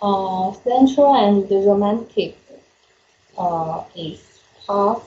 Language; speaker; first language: English; non-native, learner; Chinese